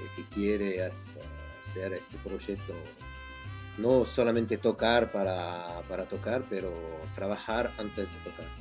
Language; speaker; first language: Spanish; non-native, learner; French